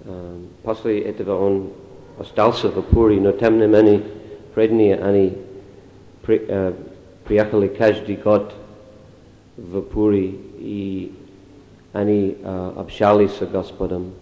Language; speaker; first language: Russian; non-native, fluent; English